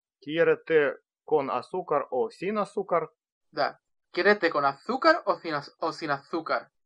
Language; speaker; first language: Spanish; non-native, learner; Russian